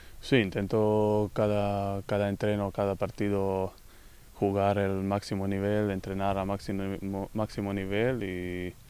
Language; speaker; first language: Spanish; non-native, fluent; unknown